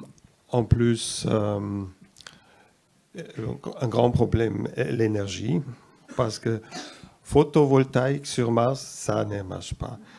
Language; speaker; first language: French; non-native, fluent; German